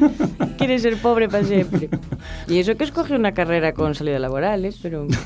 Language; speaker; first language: Spanish; native; Spanish